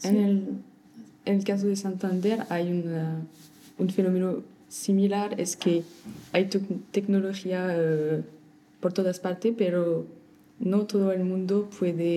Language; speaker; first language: Spanish; non-native, fluent; French